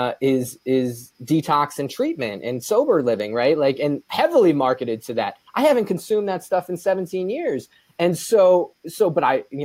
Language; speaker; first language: English; native; English